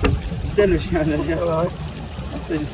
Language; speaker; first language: French; native; French